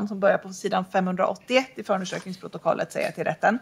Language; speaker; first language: Swedish; native; Swedish